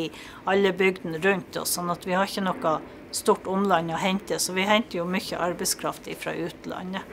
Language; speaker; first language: Norwegian; native; Norwegian